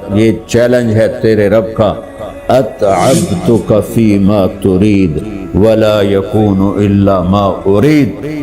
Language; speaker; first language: Urdu; non-native, local second language; Punjabi